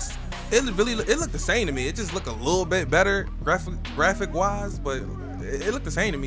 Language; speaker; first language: English; native; English